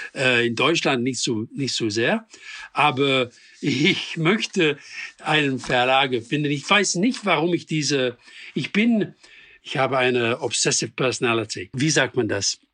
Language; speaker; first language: German; non-native, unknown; English